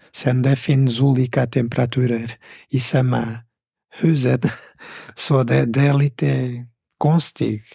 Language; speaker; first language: Swedish; non-native, fluent; Portuguese